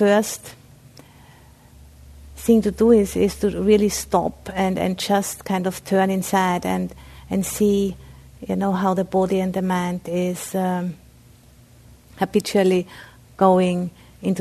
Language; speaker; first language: English; non-native, fluent; German